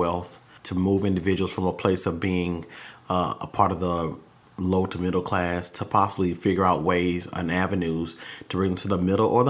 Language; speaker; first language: English; native; English